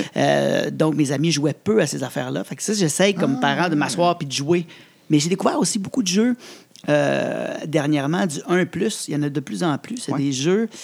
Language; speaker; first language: French; native; French